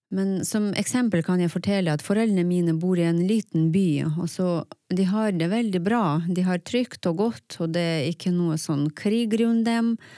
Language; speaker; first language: Norwegian; non-native, fluent; Ukrainian